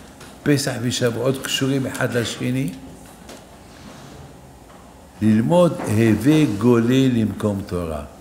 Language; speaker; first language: Hebrew; non-native, fluent; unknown